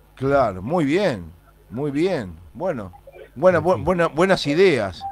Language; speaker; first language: Spanish; native; Spanish